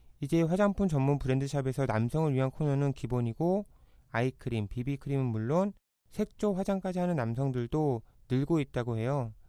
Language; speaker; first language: Korean; native; Korean